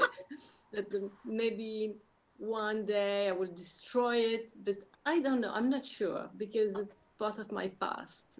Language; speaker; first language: English; non-native, learner; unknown